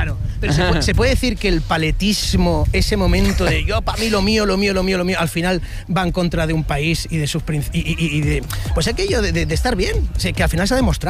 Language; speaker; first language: Spanish; native; Spanish